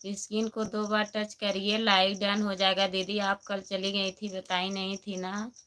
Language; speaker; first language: Hindi; native; Hindi